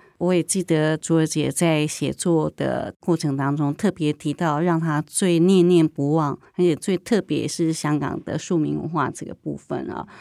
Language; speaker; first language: Chinese; native; Chinese